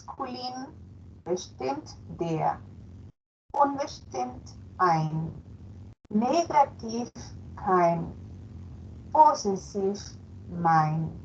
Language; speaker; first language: German; non-native, fluent; Spanish